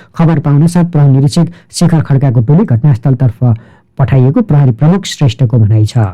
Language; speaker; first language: Nepali; native; Nepali